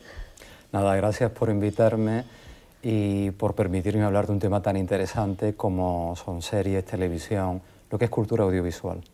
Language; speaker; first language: Spanish; native; Spanish